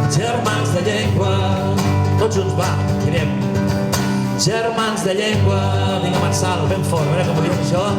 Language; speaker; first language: Catalan; non-native, local second language; Spanish